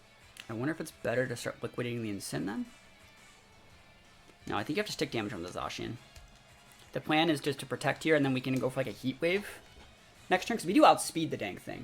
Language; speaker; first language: English; native; English